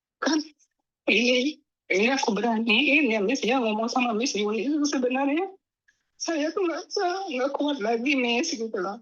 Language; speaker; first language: Indonesian; native; Indonesian